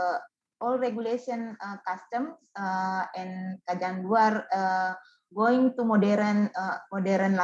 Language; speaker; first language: English; non-native, learner; Indonesian